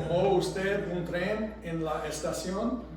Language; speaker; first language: Spanish; non-native, fluent; English